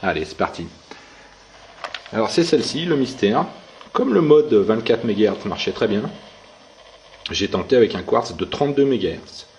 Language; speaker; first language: French; native; French